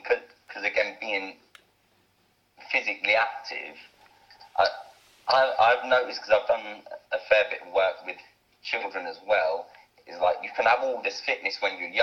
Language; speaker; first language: English; native; English